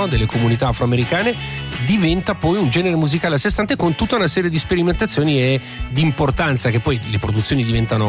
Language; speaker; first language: Italian; native; Italian